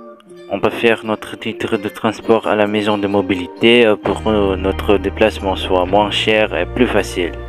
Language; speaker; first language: French; non-native, learner; Indonesian